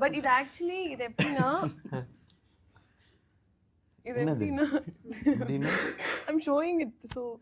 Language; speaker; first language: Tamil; non-native, learner; Telugu